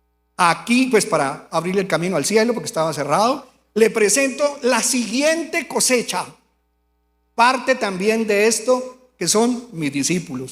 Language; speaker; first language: Spanish; native; Spanish